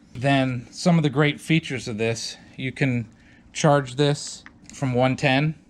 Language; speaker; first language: English; native; English